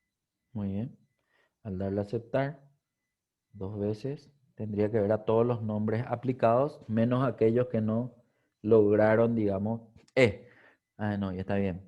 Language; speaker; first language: Spanish; native; Spanish